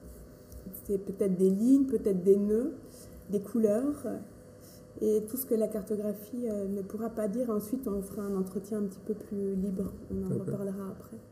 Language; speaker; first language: French; native; French